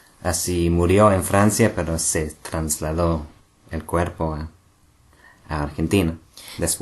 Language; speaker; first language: Spanish; non-native, fluent; English